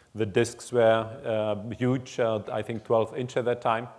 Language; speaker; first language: English; non-native, fluent; German